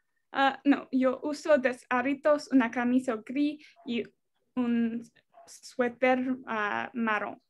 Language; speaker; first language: Spanish; non-native, learner; English